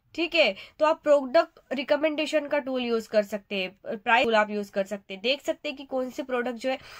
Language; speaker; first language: Hindi; native; Hindi